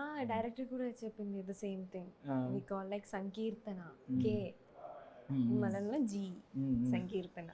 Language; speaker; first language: Telugu; non-native, learner; Malayalam